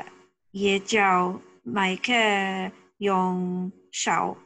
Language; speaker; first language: Chinese; non-native, learner; English